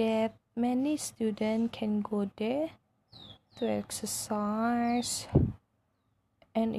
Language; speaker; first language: English; non-native, local second language; Malay